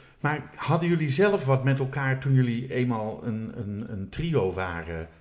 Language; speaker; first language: Dutch; native; Dutch